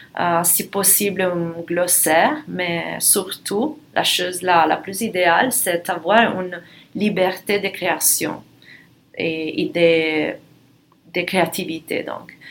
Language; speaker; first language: French; non-native, fluent; Italian